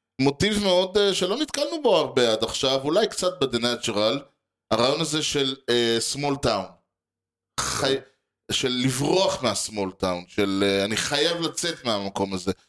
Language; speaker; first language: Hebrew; native; Hebrew